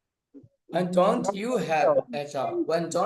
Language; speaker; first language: English; non-native, fluent; Bangla